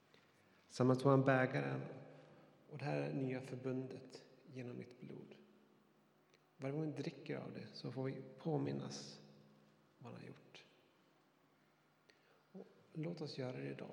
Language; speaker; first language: Swedish; native; Swedish